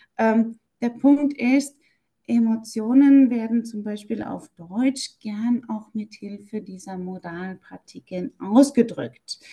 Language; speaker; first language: German; native; German